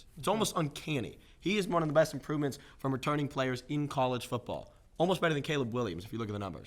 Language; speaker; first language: English; native; English